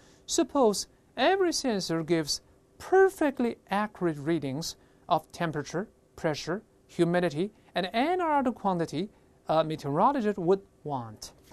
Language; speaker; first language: English; non-native, fluent; Chinese